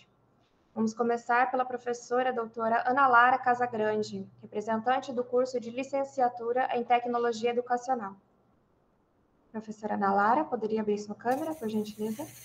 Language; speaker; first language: Portuguese; native; Portuguese